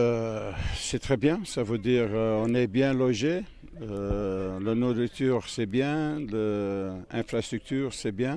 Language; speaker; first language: French; non-native, fluent; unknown